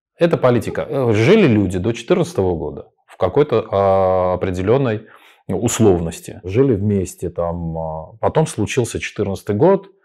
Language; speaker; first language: Russian; non-native, local second language; Armenian